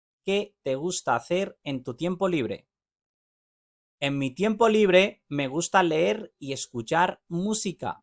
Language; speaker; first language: Spanish; non-native, fluent; Urdu